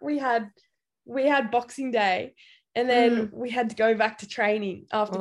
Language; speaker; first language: English; native; English